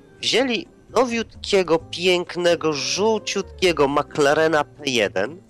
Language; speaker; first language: Polish; native; Polish